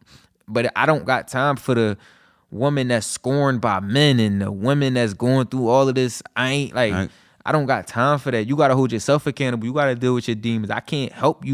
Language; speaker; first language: English; native; English